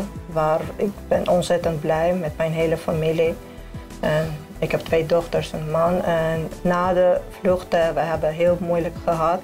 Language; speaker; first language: Dutch; non-native, learner; Armenian